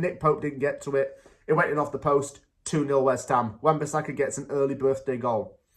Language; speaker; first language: English; native; English